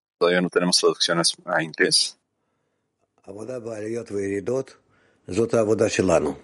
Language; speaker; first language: Hebrew; non-native, fluent; Russian